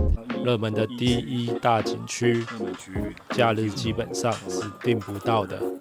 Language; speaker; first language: Chinese; native; Chinese